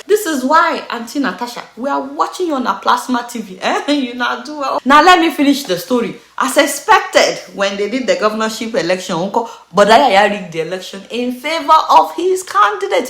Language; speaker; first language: English; non-native, local second language; Yoruba